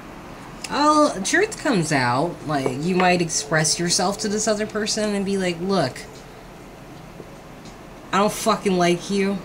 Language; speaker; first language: English; native; English